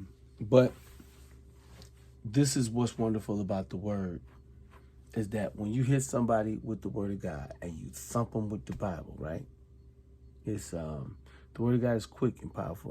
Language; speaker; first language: English; native; English